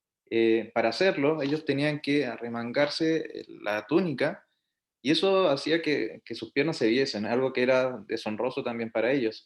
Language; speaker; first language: Spanish; native; Spanish